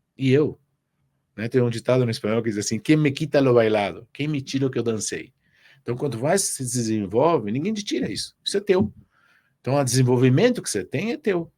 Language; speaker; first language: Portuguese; early bilingual, other home language; Spanish